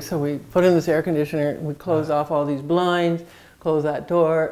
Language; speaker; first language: English; native; English